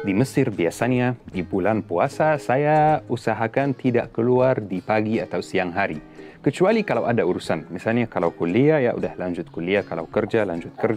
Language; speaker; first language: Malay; non-native, fluent; Arabic